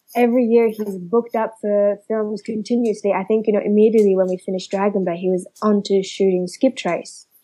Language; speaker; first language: English; early bilingual, other home language; Chinese